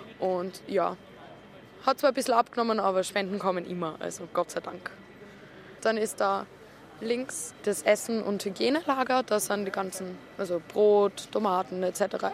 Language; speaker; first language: German; native; German